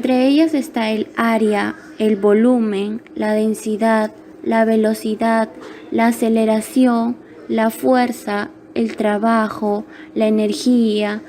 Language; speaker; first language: Spanish; native; Spanish